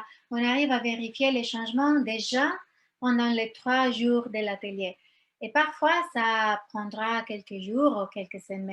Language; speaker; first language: French; non-native, fluent; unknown